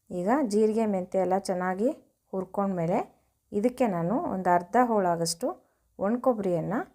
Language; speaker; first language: Kannada; native; Kannada